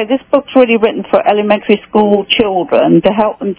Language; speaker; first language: English; native; English